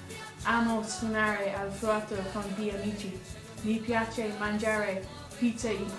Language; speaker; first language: Italian; non-native, learner; English